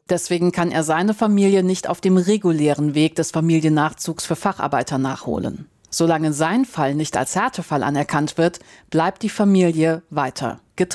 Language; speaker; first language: German; native; German